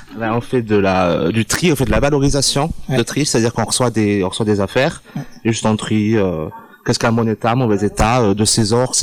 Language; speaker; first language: French; native; French